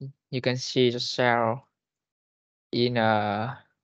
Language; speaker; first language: English; non-native, learner; Vietnamese